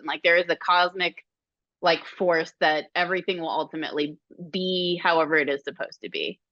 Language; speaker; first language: English; native; English